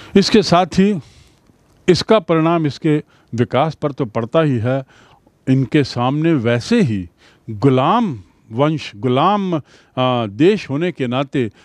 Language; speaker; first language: Hindi; native; Hindi